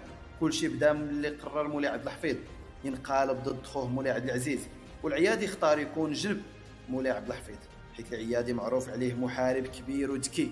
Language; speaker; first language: Arabic; native; Arabic